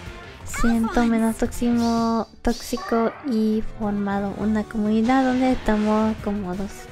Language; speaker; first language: Spanish; early bilingual, heritage; Spanish